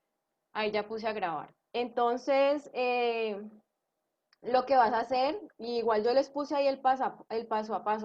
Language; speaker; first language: Spanish; native; Spanish